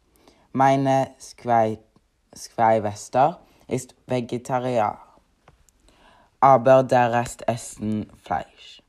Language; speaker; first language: German; non-native, learner; Norwegian